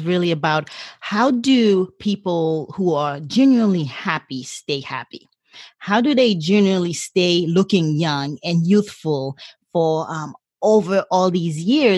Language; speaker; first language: English; non-native, fluent; Haitian Creole